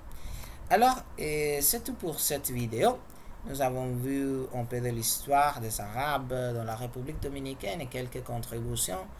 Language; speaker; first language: French; non-native, learner; Spanish